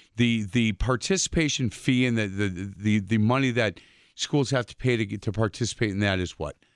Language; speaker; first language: English; native; English